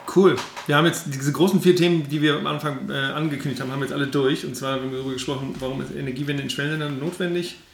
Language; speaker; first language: German; native; German